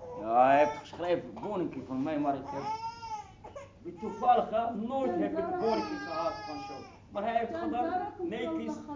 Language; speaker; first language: Dutch; non-native, learner; Arabic